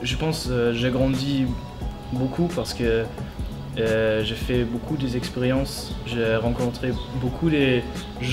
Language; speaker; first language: French; non-native, fluent; German